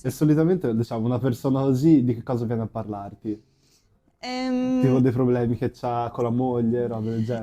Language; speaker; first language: Italian; native; Italian